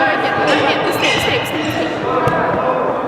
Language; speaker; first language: Russian; native; Russian